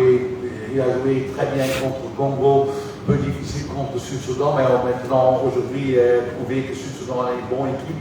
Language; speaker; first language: French; non-native, fluent; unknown